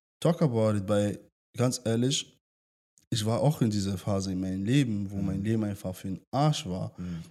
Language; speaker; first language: German; early bilingual, other home language; French